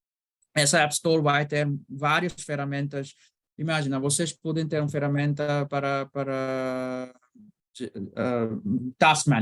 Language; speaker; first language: Portuguese; non-native, learner; Bangla